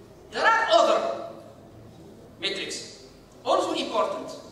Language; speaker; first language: English; non-native, fluent; Arabic